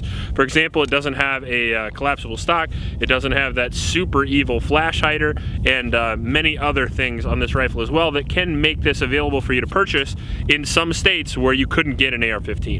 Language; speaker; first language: English; native; English